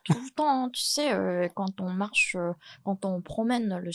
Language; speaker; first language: French; non-native, fluent; Chinese